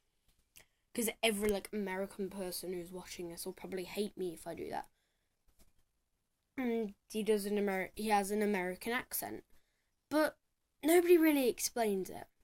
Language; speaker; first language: English; native; English